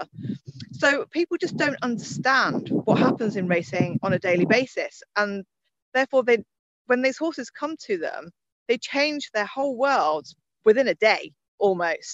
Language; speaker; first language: English; native; English